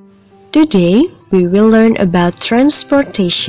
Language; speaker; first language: English; non-native, fluent; Indonesian